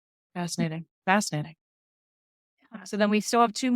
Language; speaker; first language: English; native; English